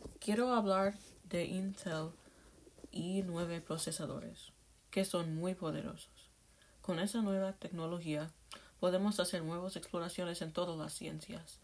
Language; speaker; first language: Spanish; non-native, learner; English